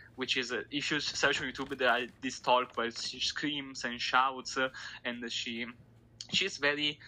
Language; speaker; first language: English; non-native, fluent; Italian